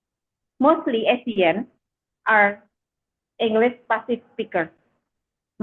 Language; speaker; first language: English; non-native, fluent; Indonesian